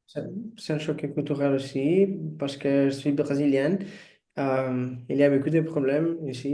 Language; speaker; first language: French; non-native, learner; Portuguese